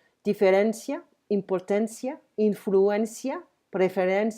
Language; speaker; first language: Spanish; non-native, fluent; French